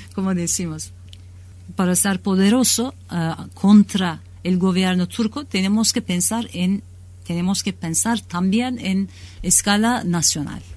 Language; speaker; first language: Spanish; non-native, learner; Kurdish